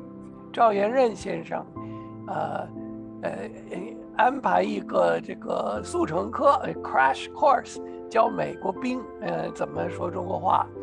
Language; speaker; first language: Chinese; non-native, fluent; English